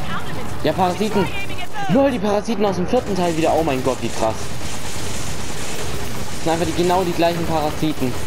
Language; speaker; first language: German; native; German